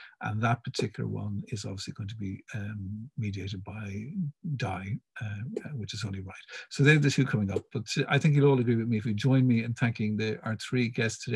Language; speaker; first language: English; native; English